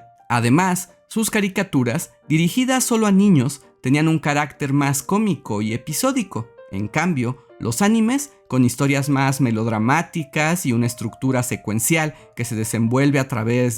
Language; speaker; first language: Spanish; native; Spanish